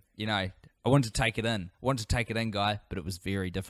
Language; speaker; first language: English; native; English